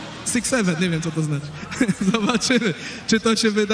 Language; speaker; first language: Polish; native; Polish